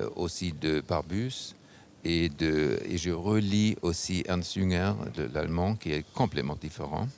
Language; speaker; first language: French; non-native, fluent; German